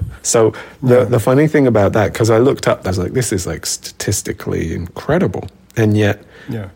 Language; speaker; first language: English; native; English